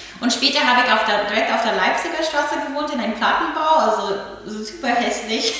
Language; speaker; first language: German; non-native, fluent; English